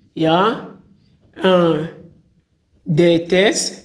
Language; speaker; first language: German; non-native, fluent; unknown